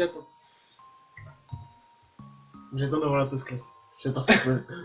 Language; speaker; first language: French; native; French